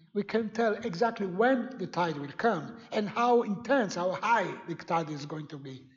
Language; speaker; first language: English; non-native, fluent; Italian